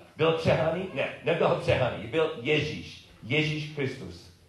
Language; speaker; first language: Czech; non-native, learner; English